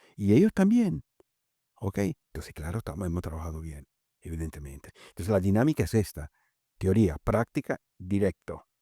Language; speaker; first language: Spanish; early bilingual, other home language; Italian